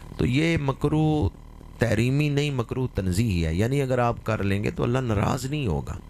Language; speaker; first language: Urdu; non-native, local second language; Punjabi